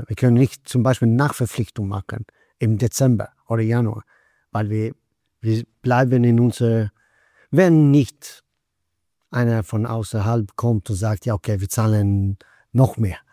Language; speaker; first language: German; non-native, fluent; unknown